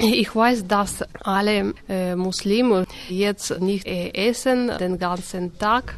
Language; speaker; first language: German; non-native, learner; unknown